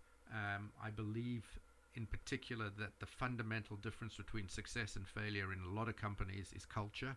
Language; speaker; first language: English; native; English